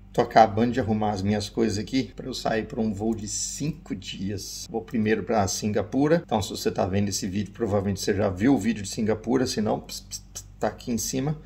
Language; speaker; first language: Portuguese; early bilingual, other home language; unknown